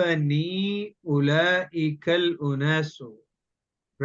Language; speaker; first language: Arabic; non-native, fluent; Urdu